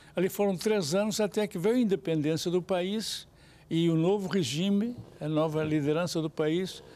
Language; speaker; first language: Portuguese; native; Portuguese